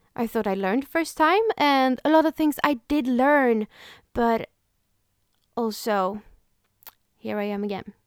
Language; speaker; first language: English; non-native, fluent; Swedish